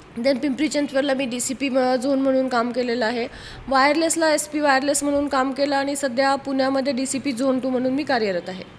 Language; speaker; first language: Marathi; native; Marathi